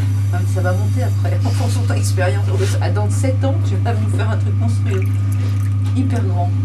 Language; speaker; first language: French; native; French